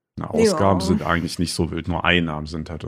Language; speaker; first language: German; native; German